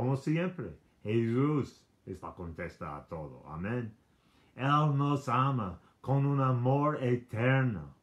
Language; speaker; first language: Spanish; non-native, learner; English